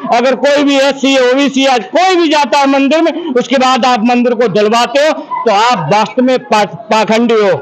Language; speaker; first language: Hindi; native; Hindi